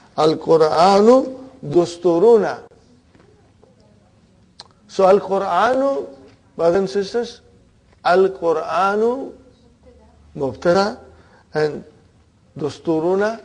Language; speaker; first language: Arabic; non-native, fluent; Urdu